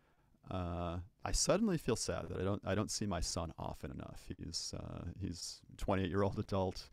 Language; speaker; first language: English; native; English